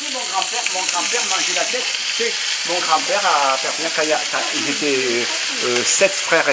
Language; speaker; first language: French; native; French